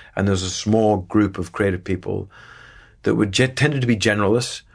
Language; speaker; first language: English; native; English